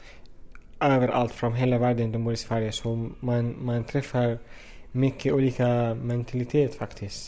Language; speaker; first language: Swedish; non-native, fluent; Arabic